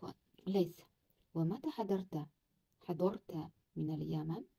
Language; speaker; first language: Arabic; non-native, learner; Kazakh